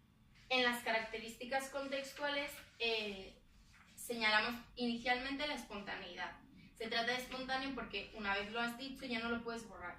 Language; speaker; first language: Spanish; native; Spanish